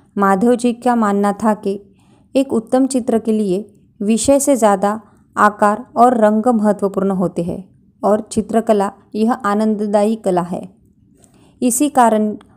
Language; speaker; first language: Hindi; non-native, local second language; Marathi